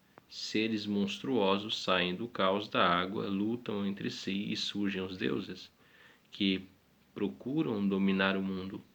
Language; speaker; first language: Portuguese; native; Portuguese